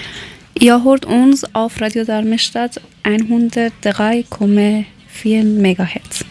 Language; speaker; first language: German; non-native, learner; Persian